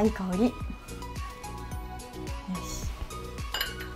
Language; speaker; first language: Japanese; native; Japanese